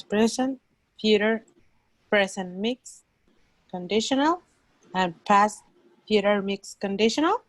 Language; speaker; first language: English; non-native, learner; Spanish